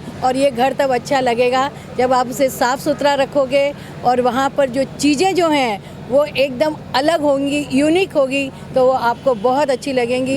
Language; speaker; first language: Hindi; native; Hindi